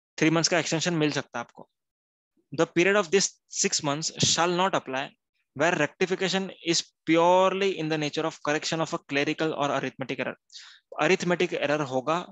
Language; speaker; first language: Hindi; non-native, local second language; Gujarati